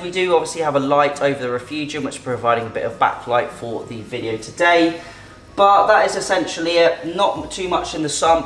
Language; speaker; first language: English; native; English